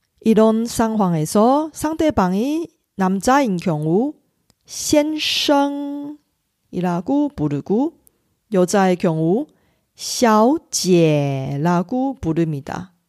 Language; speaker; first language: Korean; non-native, fluent; Chinese